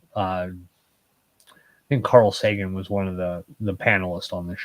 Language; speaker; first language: English; native; English